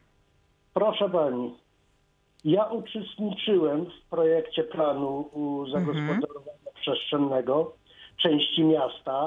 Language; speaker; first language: Polish; native; Polish